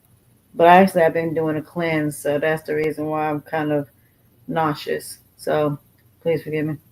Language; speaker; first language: English; native; English